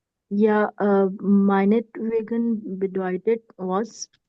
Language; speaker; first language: German; non-native, learner; Urdu